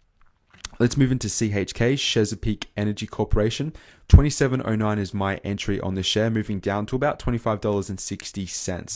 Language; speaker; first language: English; native; English